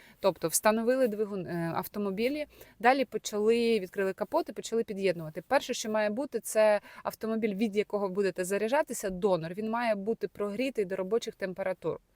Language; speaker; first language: Ukrainian; native; Ukrainian